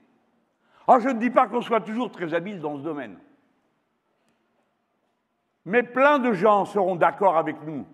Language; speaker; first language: French; native; French